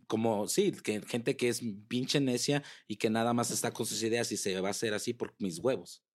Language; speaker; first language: Spanish; early bilingual, heritage; Spanish